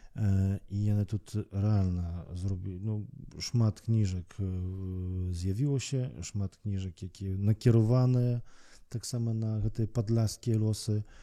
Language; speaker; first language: Belarusian; native; Belarusian